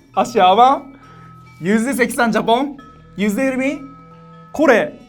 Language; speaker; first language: Turkish; non-native, learner; Japanese